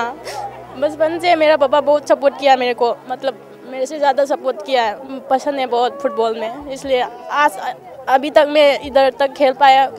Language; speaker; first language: Hindi; non-native, local second language; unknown